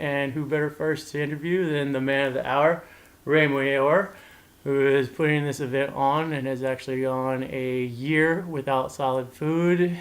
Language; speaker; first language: English; native; English